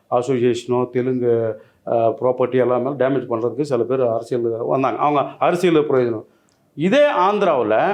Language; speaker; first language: Tamil; non-native, local second language; Telugu